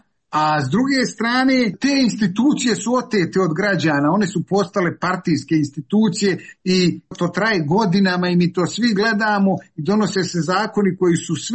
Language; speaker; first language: Serbian; native; Serbian